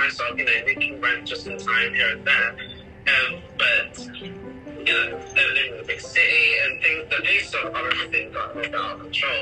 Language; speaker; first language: English; native; English